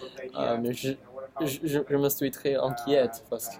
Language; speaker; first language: French; non-native, learner; Chinese